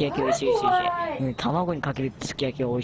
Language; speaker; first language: Japanese; native; Japanese